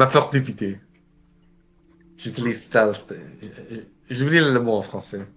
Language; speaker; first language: French; non-native, fluent; English